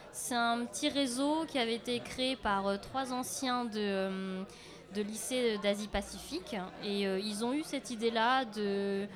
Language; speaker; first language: French; early bilingual, other home language; Lao